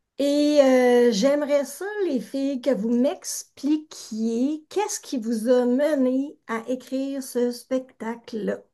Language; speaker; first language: French; native; French